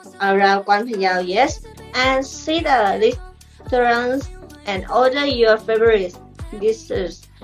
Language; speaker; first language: English; non-native, learner; Thai